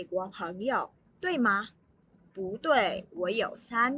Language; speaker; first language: Chinese; non-native, fluent; Vietnamese